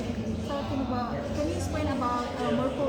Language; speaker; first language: English; non-native, learner; Indonesian